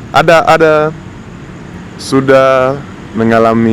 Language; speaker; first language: Indonesian; non-native, fluent; English